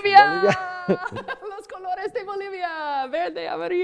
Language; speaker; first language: Spanish; non-native, learner; English